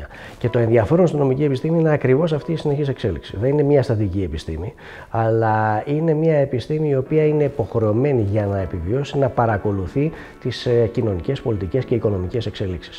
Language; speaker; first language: Greek; native; Greek